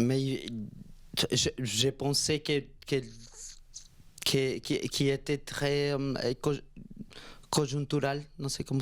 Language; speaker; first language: French; non-native, fluent; Spanish